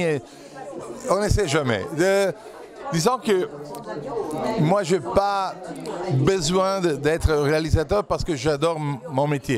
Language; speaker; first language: French; non-native, fluent; Italian